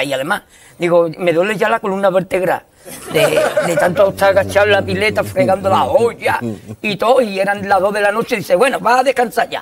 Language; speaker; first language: Spanish; native; Spanish